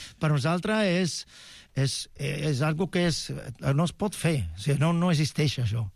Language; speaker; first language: Catalan; non-native, fluent; Italian